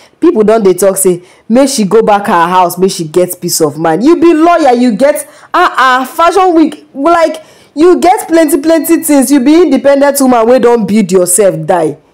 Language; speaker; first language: Nigerian Pidgin; non-native, local second language; Yoruba